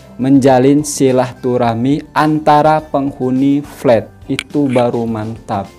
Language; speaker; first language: Malay; native; Malay